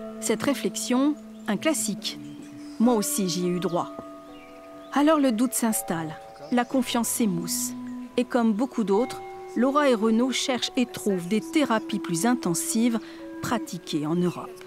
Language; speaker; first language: French; native; French